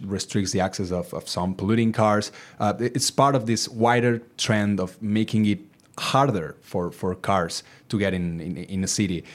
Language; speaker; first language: English; non-native, fluent; Catalan